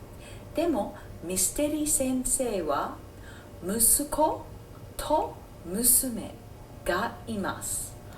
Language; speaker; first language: Japanese; non-native, fluent; English